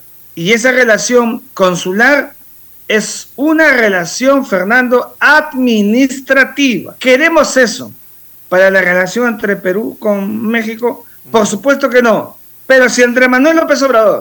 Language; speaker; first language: Spanish; native; Spanish